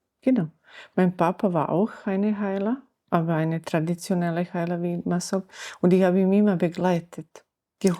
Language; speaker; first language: German; non-native, learner; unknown